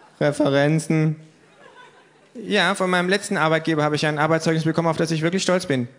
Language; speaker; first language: German; native; German